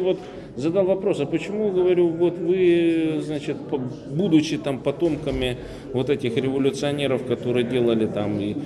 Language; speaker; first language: Russian; native; Russian